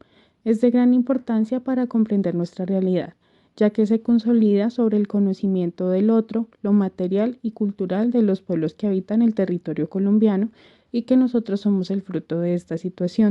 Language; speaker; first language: Spanish; native; Spanish